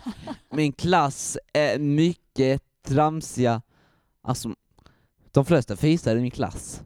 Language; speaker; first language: Swedish; early bilingual, other home language; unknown